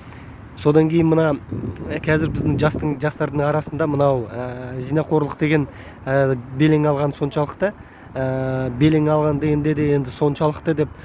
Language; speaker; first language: Kazakh; native; Kazakh